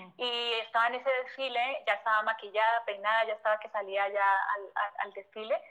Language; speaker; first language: Spanish; native; Spanish